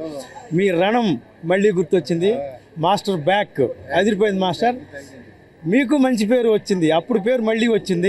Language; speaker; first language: Telugu; native; Telugu